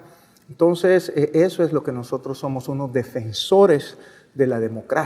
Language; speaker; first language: Spanish; native; Spanish